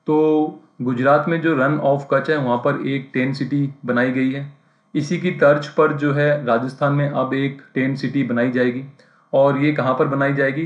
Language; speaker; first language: Hindi; native; Hindi